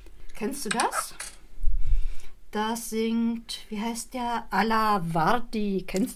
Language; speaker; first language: German; native; German